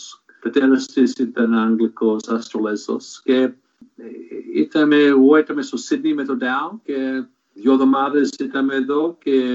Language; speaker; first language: Greek; early bilingual, heritage; Greek